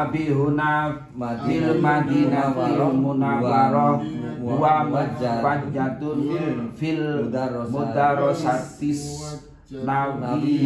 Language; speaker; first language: Arabic; non-native, learner; Indonesian